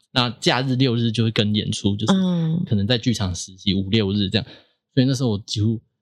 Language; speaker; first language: Chinese; native; Chinese